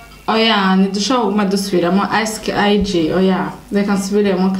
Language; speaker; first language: English; non-native, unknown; Rundi